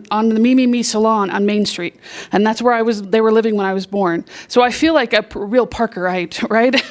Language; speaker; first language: English; native; English